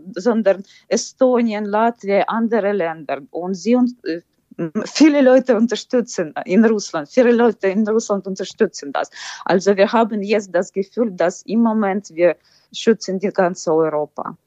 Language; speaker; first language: German; non-native, fluent; Ukrainian